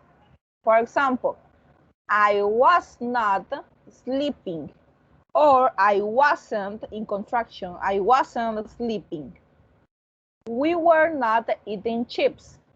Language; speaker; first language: English; non-native, fluent; Spanish